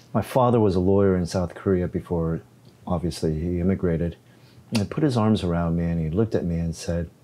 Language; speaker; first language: English; non-native, fluent; Korean